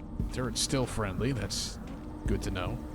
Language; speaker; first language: English; native; English